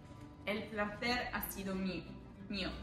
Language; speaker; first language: Spanish; non-native, fluent; Italian